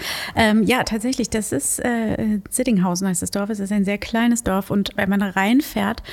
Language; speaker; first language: German; early bilingual, other home language; Portuguese